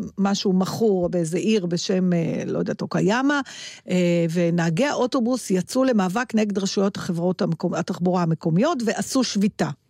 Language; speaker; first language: Hebrew; native; Hebrew